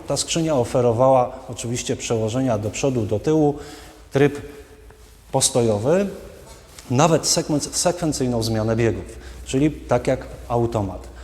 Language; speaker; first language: Polish; native; Polish